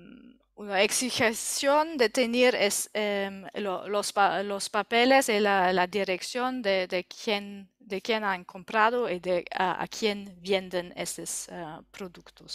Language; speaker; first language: Spanish; non-native, learner; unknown